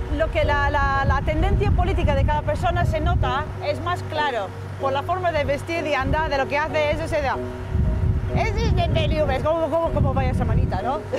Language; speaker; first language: Spanish; non-native, fluent; English